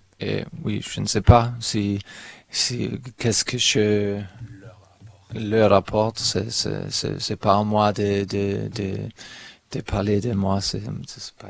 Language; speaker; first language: French; non-native, learner; German